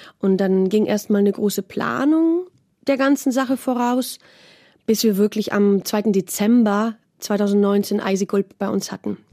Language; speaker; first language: German; native; German